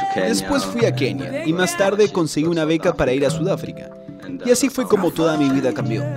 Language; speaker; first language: Spanish; non-native, fluent; Rundi